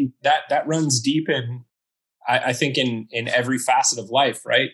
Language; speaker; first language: English; native; English